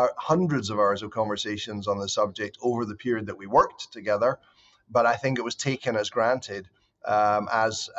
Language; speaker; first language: English; native; English